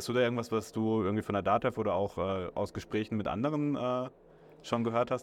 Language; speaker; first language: German; native; German